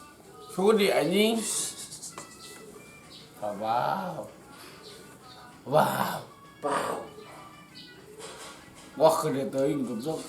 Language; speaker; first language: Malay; non-native, local second language; Sundanese